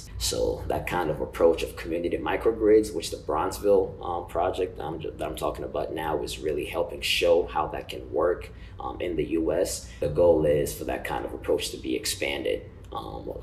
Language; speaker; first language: English; non-native, local second language; Ganda